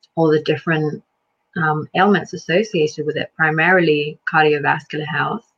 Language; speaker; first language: English; early bilingual, other home language; Lithuanian